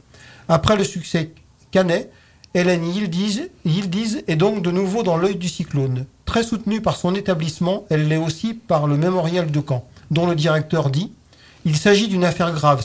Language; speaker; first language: French; native; French